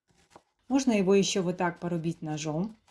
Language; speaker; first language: Russian; native; Russian